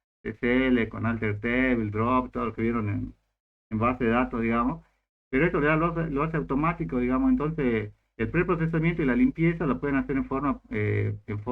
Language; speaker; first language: Spanish; native; Spanish